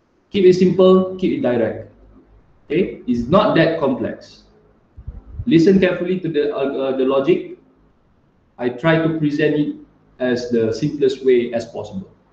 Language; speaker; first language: English; non-native, local second language; Malay